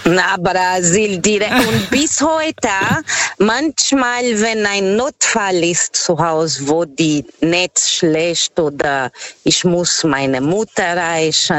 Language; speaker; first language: German; non-native, fluent; Portuguese